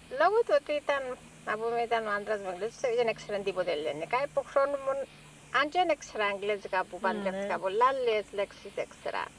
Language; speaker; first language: Greek; native; Greek